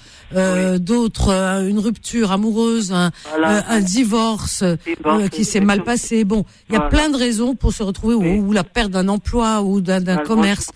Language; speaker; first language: French; native; French